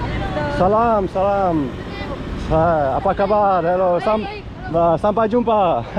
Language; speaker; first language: Indonesian; non-native, learner; Polish